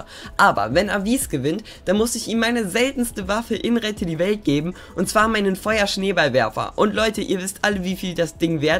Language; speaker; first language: German; native; German